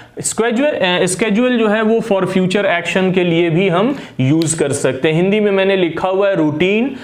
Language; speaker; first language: Hindi; native; Hindi